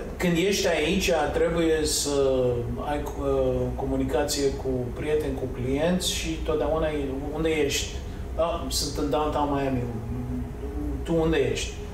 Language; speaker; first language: Romanian; early bilingual, heritage; Romanian